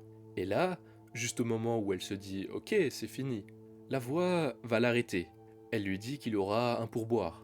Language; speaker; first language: French; native; French